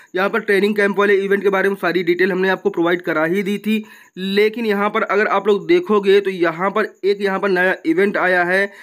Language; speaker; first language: Hindi; native; Hindi